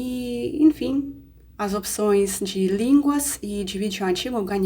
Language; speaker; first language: Portuguese; non-native, fluent; Russian